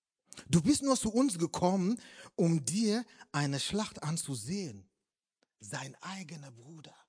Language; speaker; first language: German; non-native, fluent; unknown